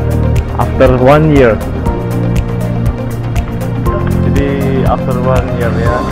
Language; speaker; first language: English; non-native, learner; Indonesian